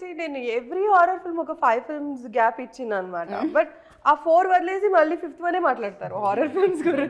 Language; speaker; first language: Telugu; early bilingual, heritage; Telugu